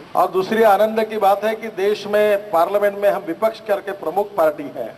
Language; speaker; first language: Hindi; non-native, local second language; Marathi